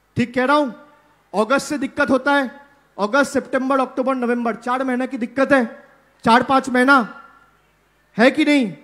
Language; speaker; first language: Hindi; non-native, local second language; Bangla